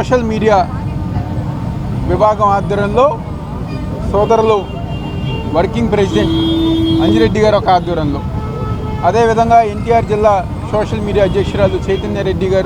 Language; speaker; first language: Telugu; native; Telugu